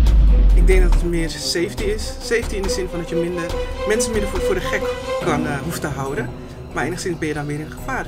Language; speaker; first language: Dutch; native; Dutch